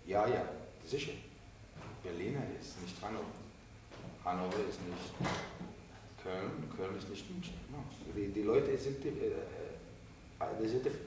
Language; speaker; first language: German; non-native, learner; English